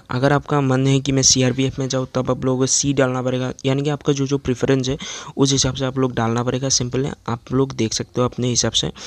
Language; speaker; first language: Hindi; non-native, local second language; Assamese